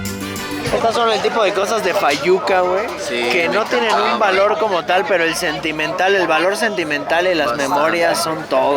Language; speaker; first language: Spanish; native; Spanish